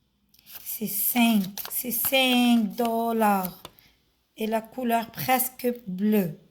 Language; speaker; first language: French; non-native, fluent; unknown